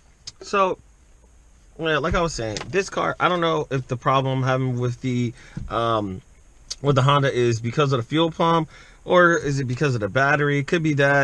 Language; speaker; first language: English; native; English